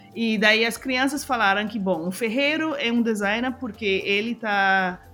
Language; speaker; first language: Portuguese; non-native, fluent; English